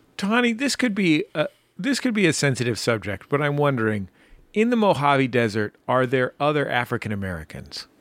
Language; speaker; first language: English; native; English